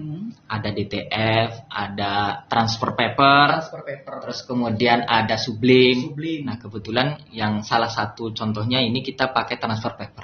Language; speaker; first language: Indonesian; native; Indonesian